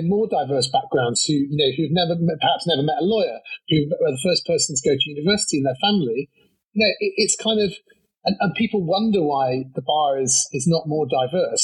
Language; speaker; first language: English; native; English